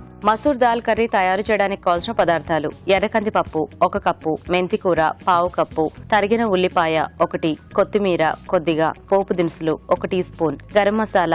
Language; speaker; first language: Telugu; native; Telugu